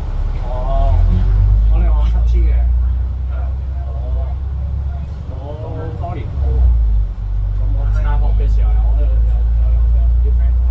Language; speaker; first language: Cantonese; native; Cantonese